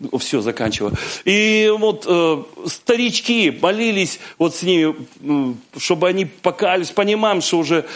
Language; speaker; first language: Russian; native; Russian